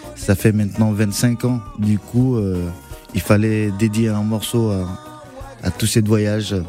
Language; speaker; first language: French; non-native, local second language; Dyula